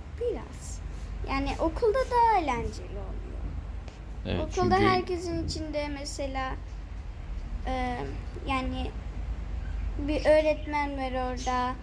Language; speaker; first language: Turkish; early bilingual, heritage; Turkish